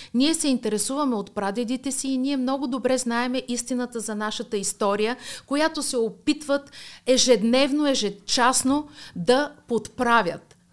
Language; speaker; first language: Bulgarian; native; Bulgarian